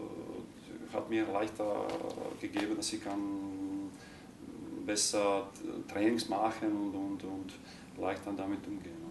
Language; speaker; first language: German; non-native, learner; Croatian